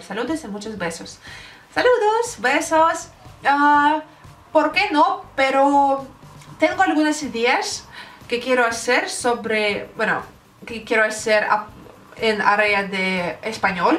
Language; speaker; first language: Spanish; non-native, learner; Russian